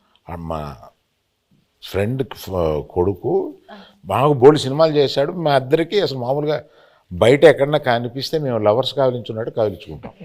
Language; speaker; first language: Telugu; native; Telugu